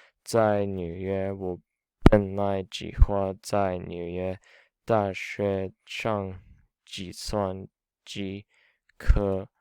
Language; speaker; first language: Chinese; non-native, learner; English